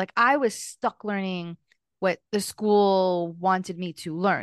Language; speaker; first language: English; native; English